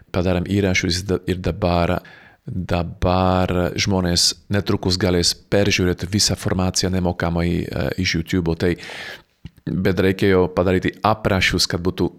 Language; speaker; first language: Lithuanian; non-native, fluent; Slovak